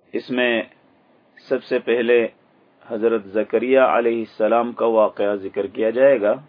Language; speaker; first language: Urdu; native; Urdu